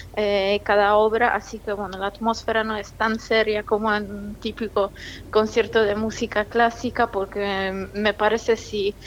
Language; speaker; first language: Spanish; non-native, fluent; Polish